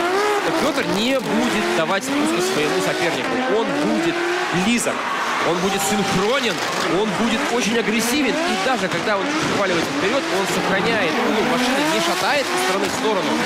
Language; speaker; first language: Russian; native; Russian